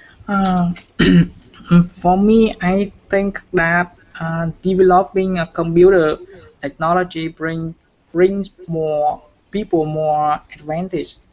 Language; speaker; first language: English; non-native, learner; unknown